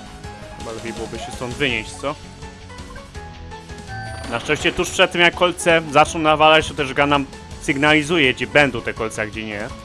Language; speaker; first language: Polish; native; Polish